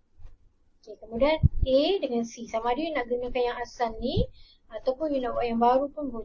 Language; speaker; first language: Malay; native; Malay